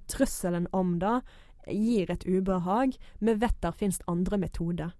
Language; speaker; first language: Norwegian; non-native, fluent; English